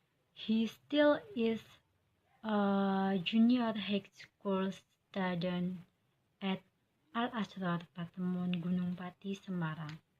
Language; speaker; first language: English; non-native, learner; Indonesian